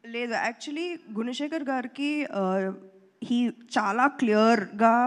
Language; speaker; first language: Telugu; non-native, fluent; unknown